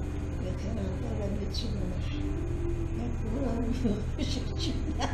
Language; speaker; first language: Hebrew; non-native, fluent; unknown